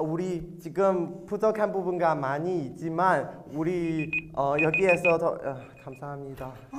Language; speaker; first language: Korean; non-native, learner; Chinese